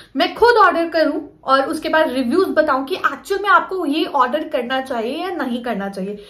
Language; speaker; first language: Hindi; native; Hindi